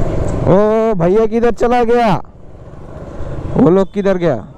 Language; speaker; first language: Hindi; non-native, learner; Bangla